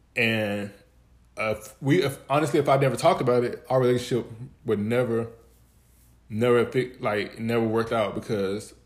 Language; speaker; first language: English; native; English